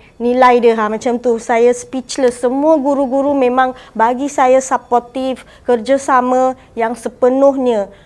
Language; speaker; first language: Malay; non-native, local second language; Tamil